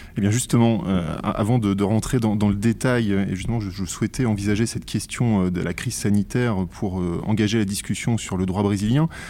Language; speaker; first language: French; native; French